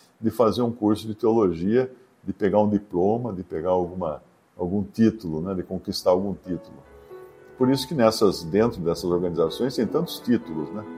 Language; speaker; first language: Portuguese; native; Portuguese